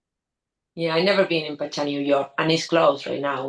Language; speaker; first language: English; non-native, learner; Spanish